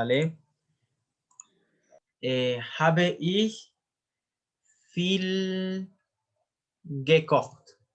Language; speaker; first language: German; non-native, learner; Spanish